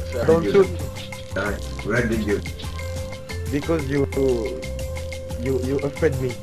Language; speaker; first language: English; non-native, learner; French